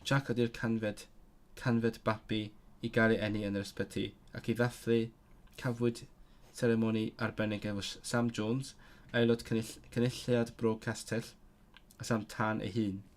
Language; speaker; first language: Welsh; non-native, learner; Cantonese